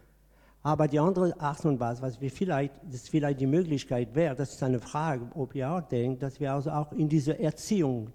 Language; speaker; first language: German; non-native, fluent; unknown